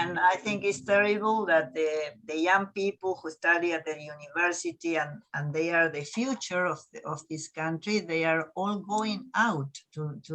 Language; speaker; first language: English; non-native, learner; Spanish